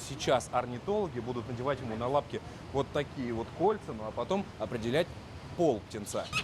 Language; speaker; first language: Russian; native; Russian